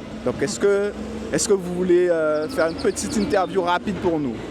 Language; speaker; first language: French; native; French